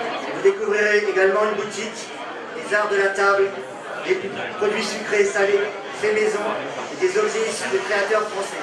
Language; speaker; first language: French; native; French